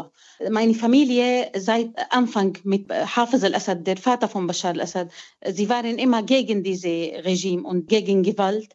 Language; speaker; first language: German; non-native, fluent; Arabic